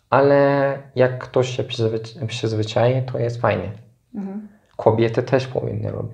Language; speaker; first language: Polish; non-native, fluent; Turkish